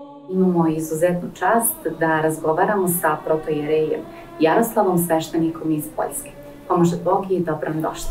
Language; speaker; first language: Serbian; native; Serbian